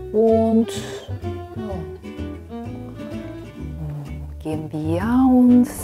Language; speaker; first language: German; non-native, fluent; Chinese